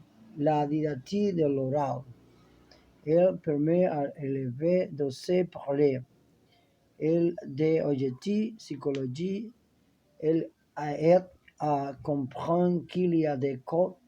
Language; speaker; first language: French; non-native, learner; Spanish